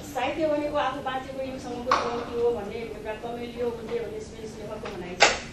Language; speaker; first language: Nepali; native; Nepali